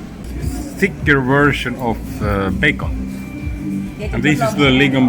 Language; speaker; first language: English; non-native, learner; Swedish